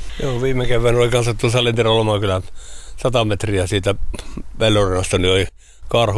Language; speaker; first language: Finnish; native; Finnish